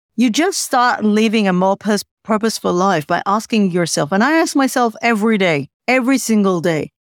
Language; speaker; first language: English; non-native, fluent; Hebrew